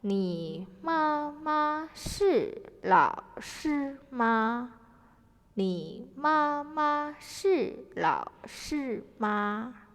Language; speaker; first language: Chinese; non-native, fluent; Indonesian